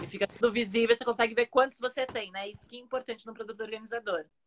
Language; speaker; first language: Portuguese; native; Portuguese